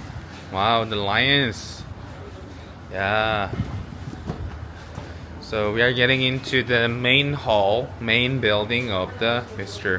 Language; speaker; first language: English; non-native, learner; Korean